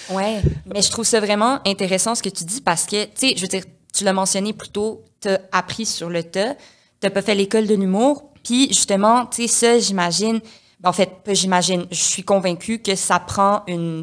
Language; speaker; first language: French; native; French